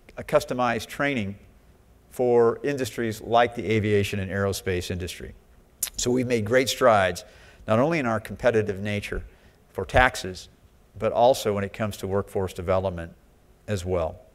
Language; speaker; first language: English; native; English